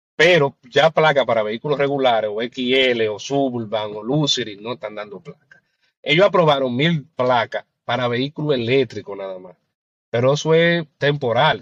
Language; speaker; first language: Spanish; native; Spanish